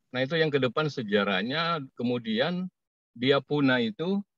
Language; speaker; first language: Indonesian; native; Indonesian